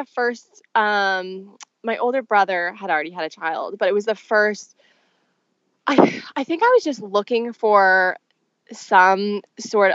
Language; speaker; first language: English; native; English